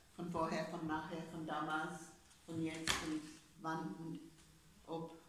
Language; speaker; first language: German; non-native, fluent; English